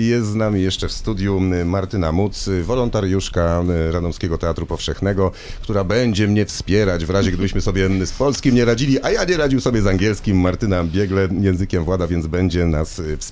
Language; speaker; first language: Polish; native; Polish